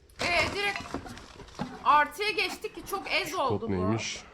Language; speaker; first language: Turkish; native; Turkish